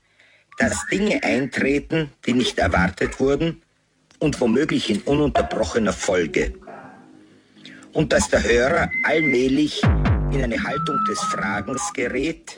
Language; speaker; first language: German; native; German